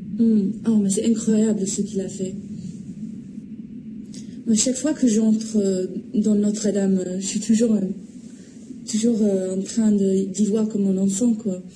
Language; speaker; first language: French; non-native, learner; English